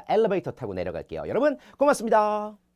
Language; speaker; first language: Korean; native; Korean